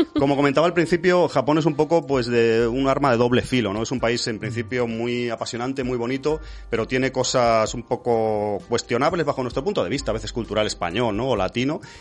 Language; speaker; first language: Spanish; native; Spanish